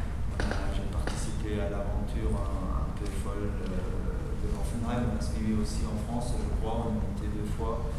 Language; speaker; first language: French; non-native, fluent; German